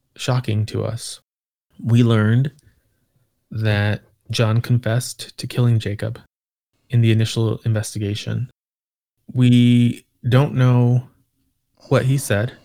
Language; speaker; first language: English; native; English